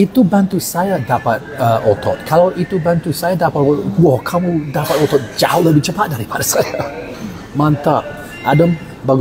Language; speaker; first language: Indonesian; non-native, learner; English